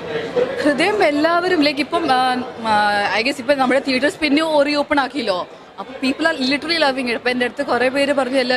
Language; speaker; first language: Malayalam; non-native, local second language; Punjabi